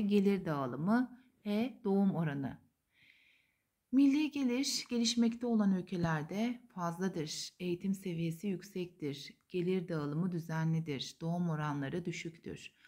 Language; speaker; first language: Turkish; native; Turkish